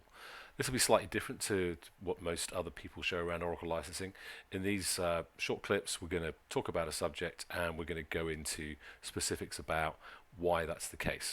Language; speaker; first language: English; native; English